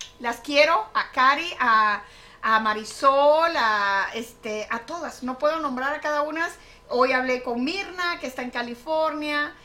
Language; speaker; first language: Spanish; native; Spanish